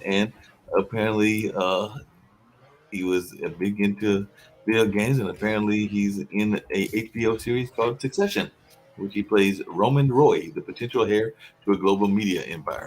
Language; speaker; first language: English; native; English